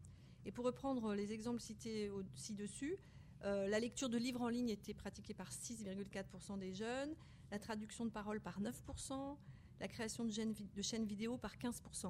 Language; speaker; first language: French; native; French